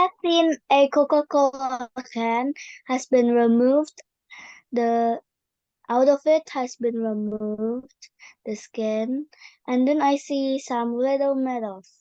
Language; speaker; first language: English; non-native, learner; Indonesian